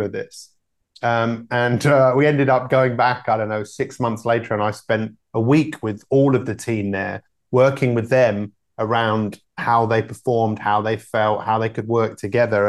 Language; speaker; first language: English; native; English